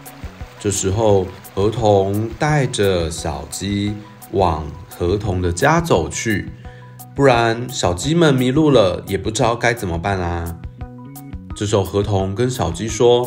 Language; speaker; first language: Chinese; native; Chinese